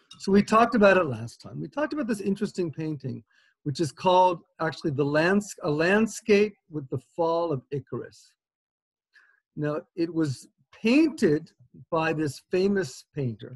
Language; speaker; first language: English; native; English